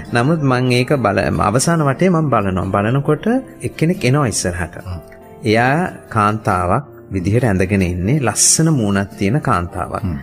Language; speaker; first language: Sinhala; non-native, local second language; Tamil